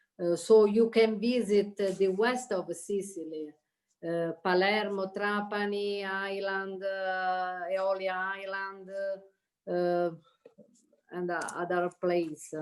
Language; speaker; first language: English; non-native, learner; Italian